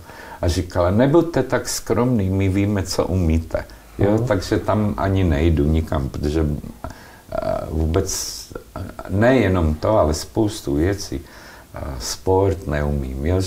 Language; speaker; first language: Czech; non-native, local second language; Slovak